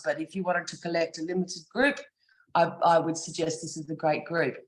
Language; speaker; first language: English; native; English